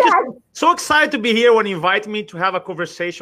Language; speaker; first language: English; non-native, fluent; Portuguese